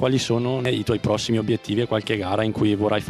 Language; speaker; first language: Italian; native; Italian